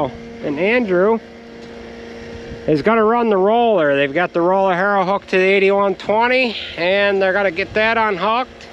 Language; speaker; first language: English; native; English